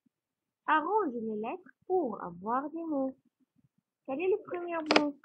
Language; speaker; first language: French; non-native, fluent; Arabic